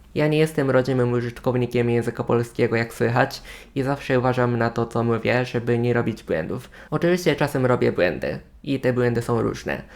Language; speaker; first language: Polish; non-native, fluent; Japanese